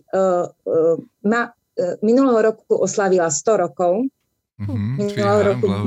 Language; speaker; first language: Slovak; native; Slovak